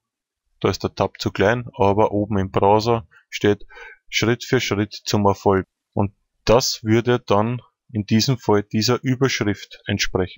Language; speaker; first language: German; native; German